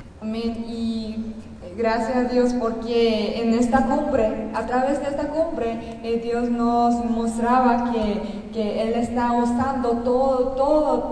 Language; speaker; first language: Spanish; non-native, learner; Korean